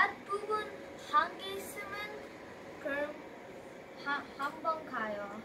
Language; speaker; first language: Korean; early bilingual, heritage; Korean